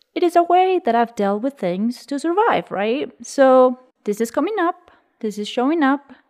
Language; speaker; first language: English; early bilingual, other home language; Spanish